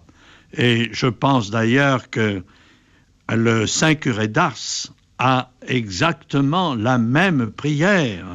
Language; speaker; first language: French; native; French